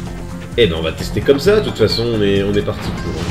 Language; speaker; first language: French; native; French